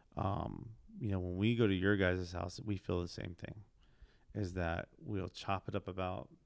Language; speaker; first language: English; early bilingual, other home language; Spanish